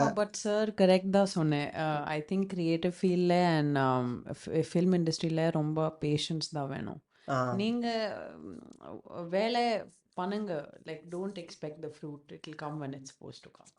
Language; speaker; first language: Tamil; non-native, fluent; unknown